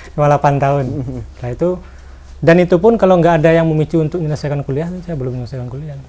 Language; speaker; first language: Indonesian; native; Indonesian